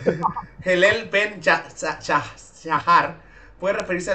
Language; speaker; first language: Spanish; native; Spanish